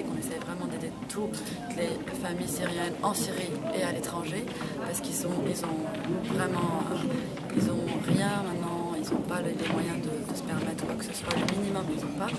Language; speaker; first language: French; non-native, fluent; Arabic